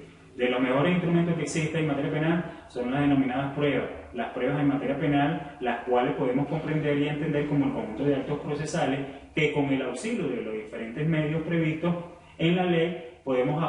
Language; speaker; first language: Spanish; native; Spanish